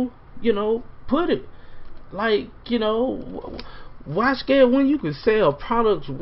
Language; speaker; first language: English; native; English